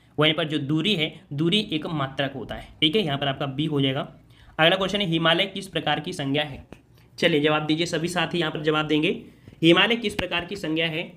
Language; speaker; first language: Hindi; native; Hindi